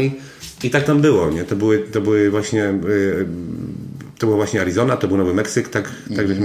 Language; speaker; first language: Polish; native; Polish